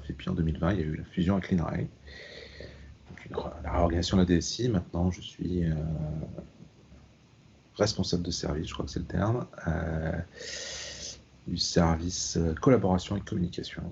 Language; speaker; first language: French; native; French